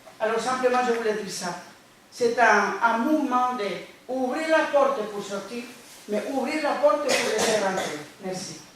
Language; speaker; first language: French; non-native, fluent; Spanish